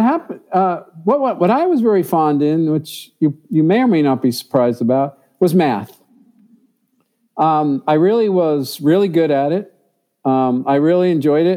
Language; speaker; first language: English; native; English